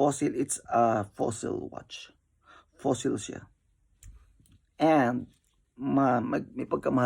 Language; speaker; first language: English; non-native, local second language; Filipino